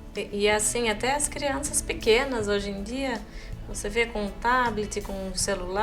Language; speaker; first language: Portuguese; native; Portuguese